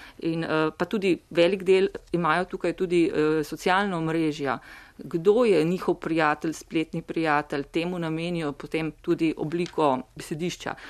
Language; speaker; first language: Slovenian; native; Slovenian